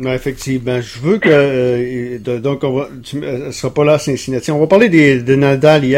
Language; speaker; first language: French; native; French